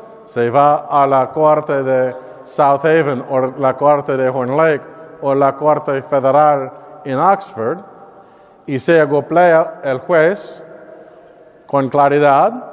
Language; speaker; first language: Spanish; non-native, learner; English